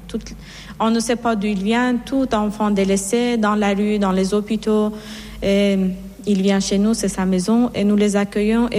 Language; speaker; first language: French; non-native, fluent; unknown